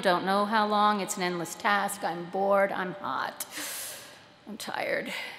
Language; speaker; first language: English; native; English